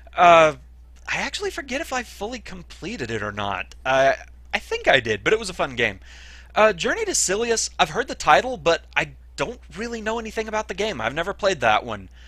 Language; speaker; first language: English; native; English